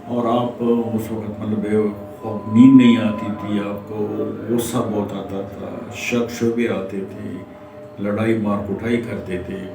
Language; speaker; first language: Urdu; native; Urdu